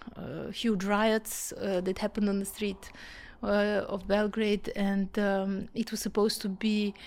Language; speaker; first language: English; non-native, fluent; Serbian